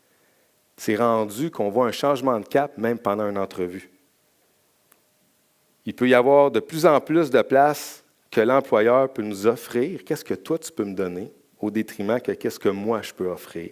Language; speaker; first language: French; native; French